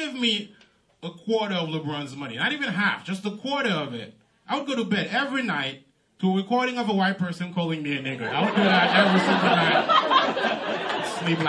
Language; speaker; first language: English; non-native, fluent; Haitian Creole